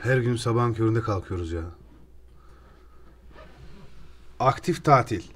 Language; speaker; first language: Turkish; native; Turkish